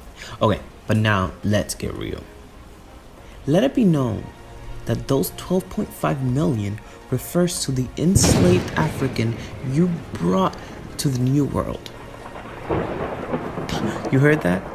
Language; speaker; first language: English; native; English